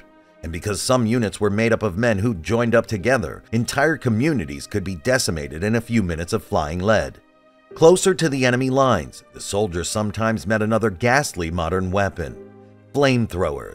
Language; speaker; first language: English; native; English